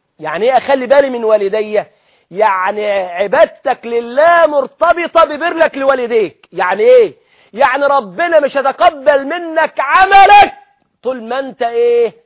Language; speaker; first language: Arabic; native; Arabic